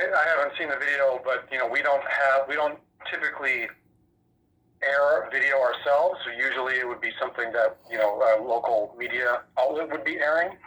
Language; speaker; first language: English; native; English